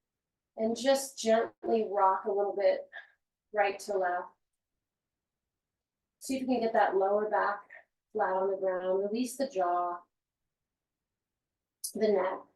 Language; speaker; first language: English; native; English